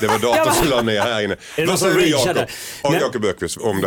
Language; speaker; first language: Swedish; native; Swedish